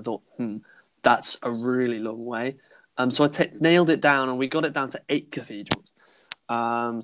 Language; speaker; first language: English; native; English